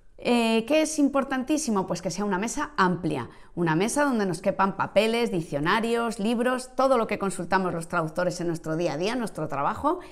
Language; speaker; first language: Spanish; native; Spanish